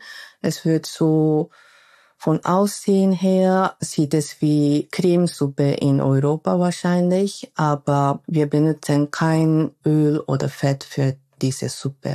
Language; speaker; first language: German; non-native, fluent; Japanese